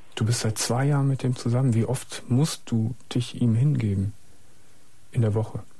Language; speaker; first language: German; native; German